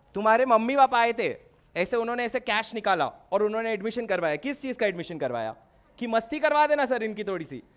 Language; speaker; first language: Hindi; non-native, local second language; Odia